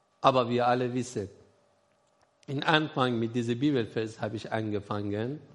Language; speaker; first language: German; non-native, learner; Persian